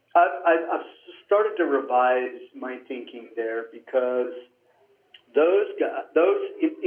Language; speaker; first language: English; native; English